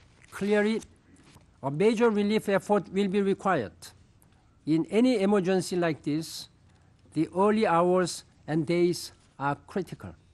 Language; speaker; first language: English; non-native, fluent; Korean